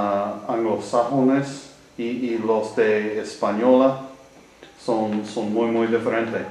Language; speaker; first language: Spanish; non-native, learner; English